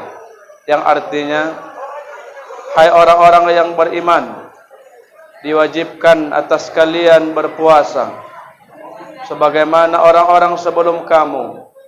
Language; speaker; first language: Indonesian; native; Indonesian